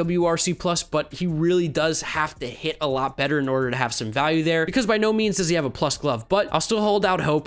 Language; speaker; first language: English; native; English